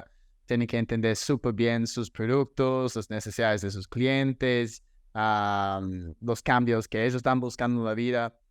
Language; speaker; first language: Spanish; non-native, fluent; English